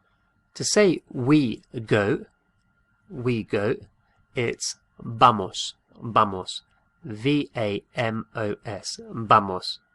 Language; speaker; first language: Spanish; non-native, fluent; English